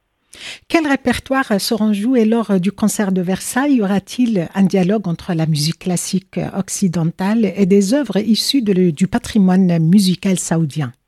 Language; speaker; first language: French; native; French